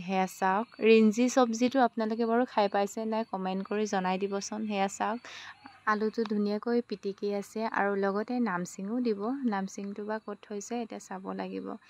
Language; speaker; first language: Assamese; non-native, local second language; Mising